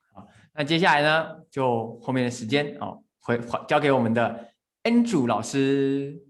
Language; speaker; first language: Chinese; native; Chinese